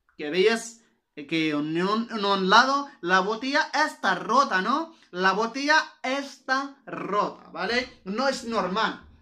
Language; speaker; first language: Spanish; non-native, fluent; Arabic